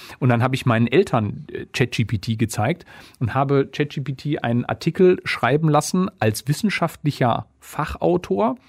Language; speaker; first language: German; native; German